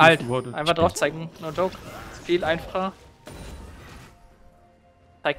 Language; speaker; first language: German; native; German